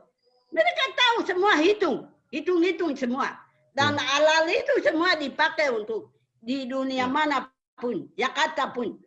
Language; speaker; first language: Indonesian; non-native, local second language; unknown